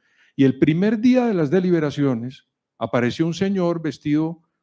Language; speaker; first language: Spanish; native; Spanish